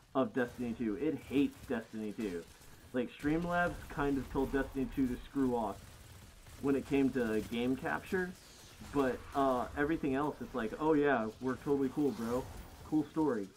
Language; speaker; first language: English; native; English